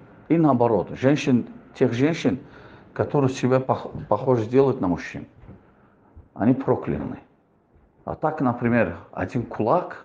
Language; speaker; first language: Russian; non-native, fluent; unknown